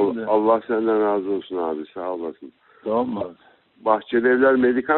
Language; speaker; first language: Turkish; non-native, learner; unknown